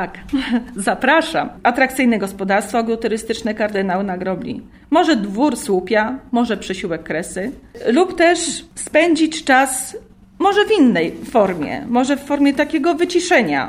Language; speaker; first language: Polish; native; Polish